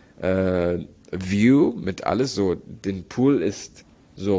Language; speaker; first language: German; non-native, learner; Arabic